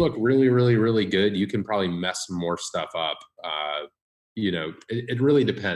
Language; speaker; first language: English; native; English